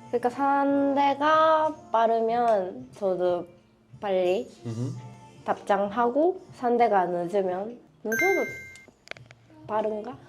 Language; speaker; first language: Korean; non-native, learner; Japanese